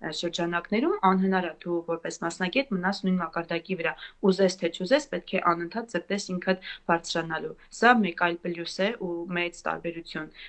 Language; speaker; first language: Armenian; native; Armenian